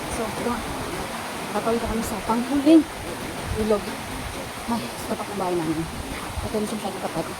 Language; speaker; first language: Filipino; non-native, local second language; Chavacano